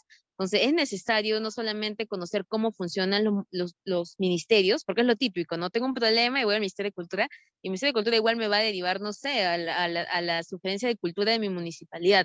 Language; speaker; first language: Spanish; native; Spanish